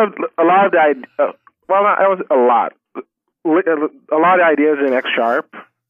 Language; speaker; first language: English; non-native, local second language; Yoruba